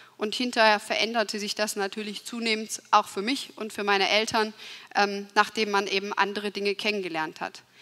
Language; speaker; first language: German; early bilingual, other home language; Turkish